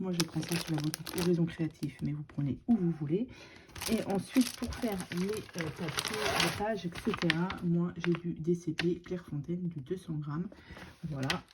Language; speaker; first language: French; native; French